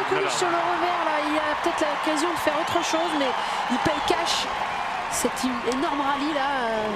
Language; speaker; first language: French; native; French